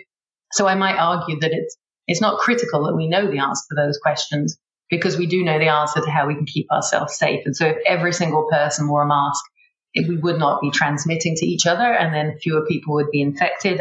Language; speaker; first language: English; native; English